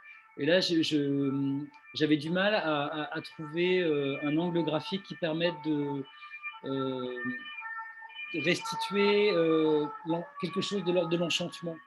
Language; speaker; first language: French; native; French